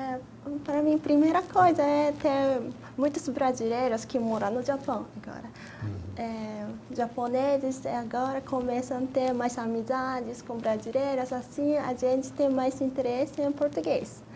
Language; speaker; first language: Portuguese; non-native, fluent; Japanese